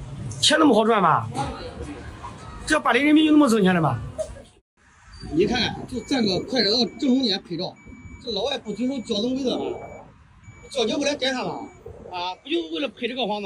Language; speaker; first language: Chinese; native; Chinese